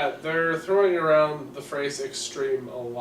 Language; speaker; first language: English; native; English